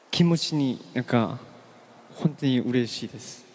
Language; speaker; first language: Japanese; non-native, learner; Korean